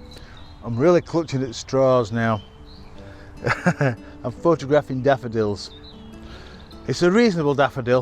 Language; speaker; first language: English; native; English